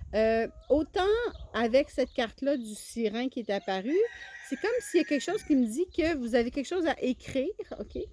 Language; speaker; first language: French; native; French